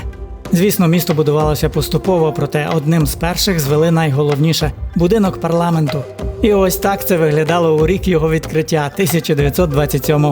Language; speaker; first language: Ukrainian; native; Ukrainian